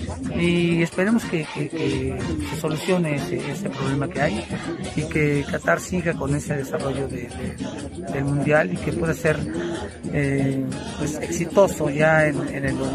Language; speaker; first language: Spanish; native; Spanish